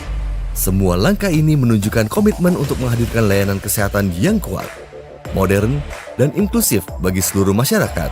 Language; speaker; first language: Indonesian; native; Indonesian